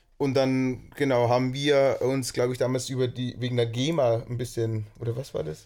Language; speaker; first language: German; native; German